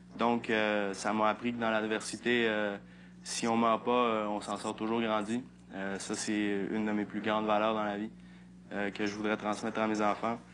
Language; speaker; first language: French; early bilingual, other home language; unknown